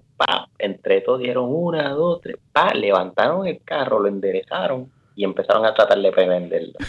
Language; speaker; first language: Spanish; native; Spanish